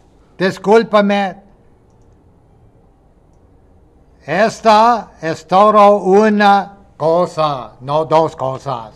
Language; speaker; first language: Spanish; non-native, fluent; English